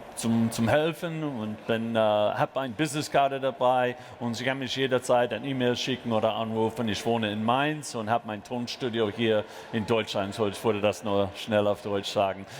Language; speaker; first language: German; non-native, learner; English